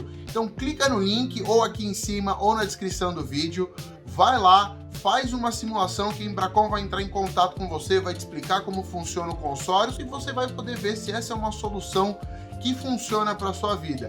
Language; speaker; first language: Portuguese; native; Portuguese